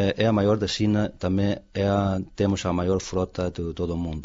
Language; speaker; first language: Portuguese; non-native, fluent; Chinese